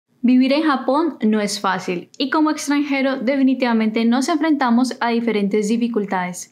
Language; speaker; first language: Spanish; native; Spanish